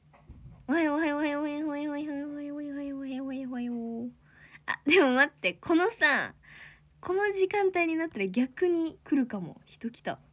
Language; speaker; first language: Japanese; native; Japanese